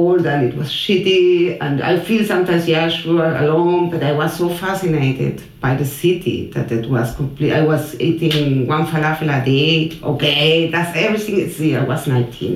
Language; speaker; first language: English; non-native, fluent; Spanish